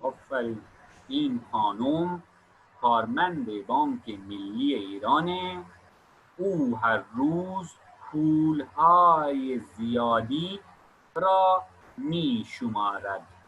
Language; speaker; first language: Persian; non-native, fluent; Urdu